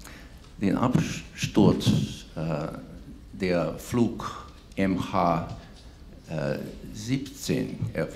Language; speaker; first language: German; non-native, fluent; English